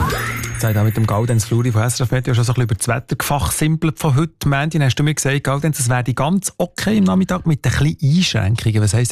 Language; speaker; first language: German; native; German